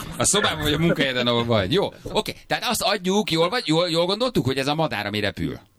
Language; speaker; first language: Hungarian; native; Hungarian